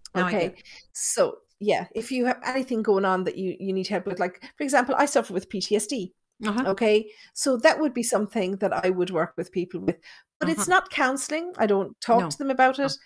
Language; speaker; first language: English; native; English